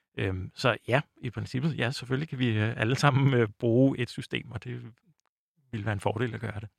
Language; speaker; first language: Danish; native; Danish